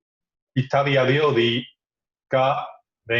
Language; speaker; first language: Japanese; non-native, learner; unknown